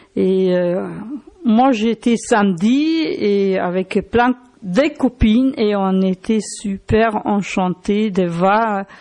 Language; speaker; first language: French; non-native, fluent; German